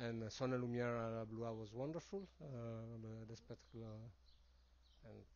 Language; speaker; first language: English; non-native, learner; Italian